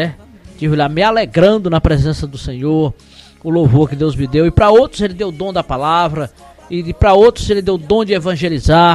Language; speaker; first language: Portuguese; native; Portuguese